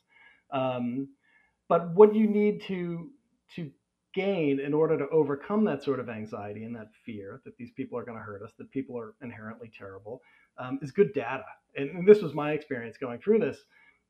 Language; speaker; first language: English; native; English